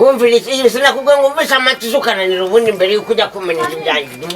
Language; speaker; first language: Kinyarwanda; native; Kinyarwanda